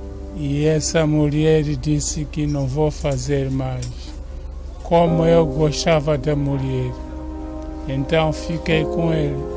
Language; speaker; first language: Portuguese; non-native, local second language; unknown